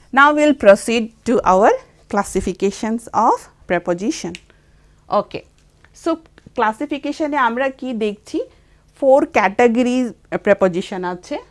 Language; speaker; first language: English; non-native, local second language; Bangla